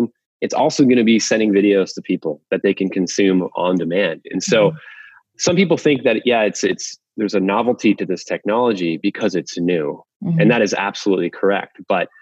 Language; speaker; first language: English; native; English